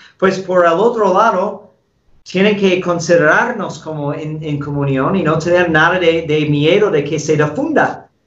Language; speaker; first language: Spanish; non-native, fluent; English